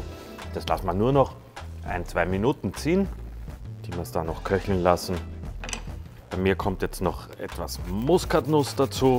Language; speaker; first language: German; native; German